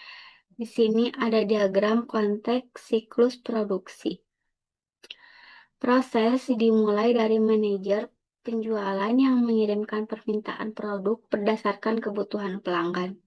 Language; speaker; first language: Indonesian; native; Indonesian